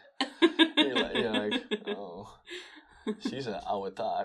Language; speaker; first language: English; non-native, fluent; Dutch